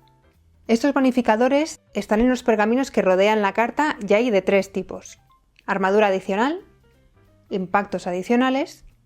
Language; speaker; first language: Spanish; native; Spanish